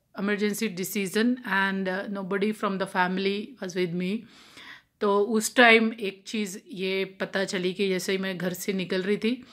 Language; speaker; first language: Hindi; non-native, local second language; Punjabi